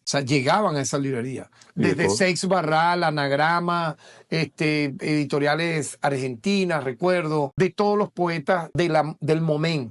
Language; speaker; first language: Spanish; native; Spanish